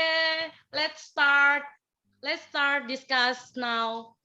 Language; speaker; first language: English; non-native, learner; Indonesian